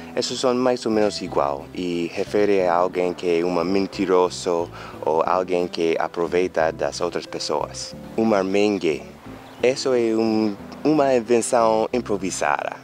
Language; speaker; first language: Portuguese; non-native, fluent; English